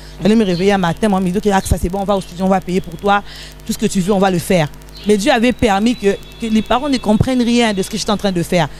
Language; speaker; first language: French; non-native, local second language; Lingala